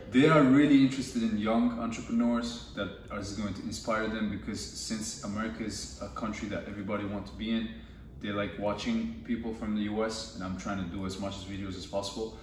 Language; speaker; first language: English; non-native, fluent; Turkish